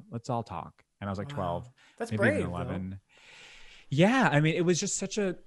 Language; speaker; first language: English; native; English